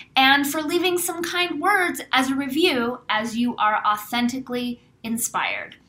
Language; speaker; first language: English; native; English